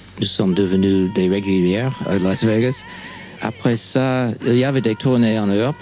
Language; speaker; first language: French; non-native, fluent; English